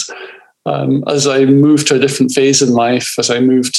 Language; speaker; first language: English; native; English